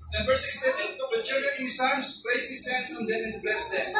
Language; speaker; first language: English; non-native, local second language; Filipino